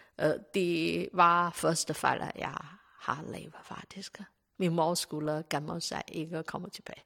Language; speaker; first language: Danish; non-native, learner; Chinese